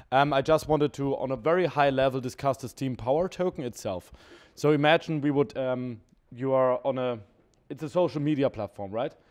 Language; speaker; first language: English; non-native, fluent; German